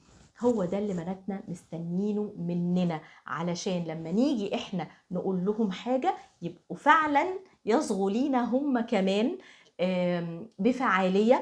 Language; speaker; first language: Arabic; native; Arabic